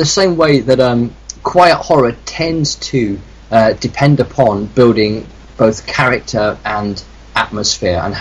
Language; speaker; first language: English; native; English